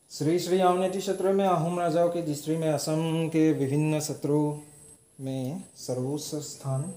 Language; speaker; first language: Hindi; non-native, local second language; Assamese